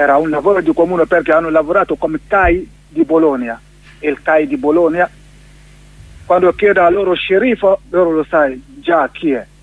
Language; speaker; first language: Italian; non-native, learner; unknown